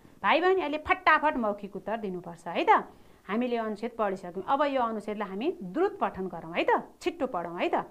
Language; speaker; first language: Nepali; native; Nepali